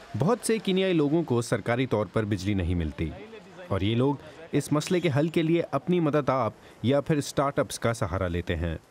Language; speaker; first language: Urdu; native; Urdu